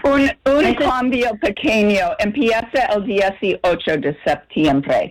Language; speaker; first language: Spanish; non-native, learner; English